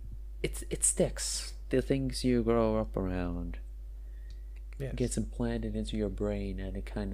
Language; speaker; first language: English; non-native, fluent; Norwegian